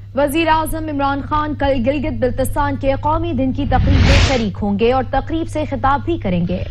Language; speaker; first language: Urdu; native; Urdu